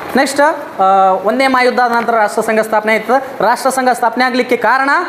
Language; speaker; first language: Kannada; native; Kannada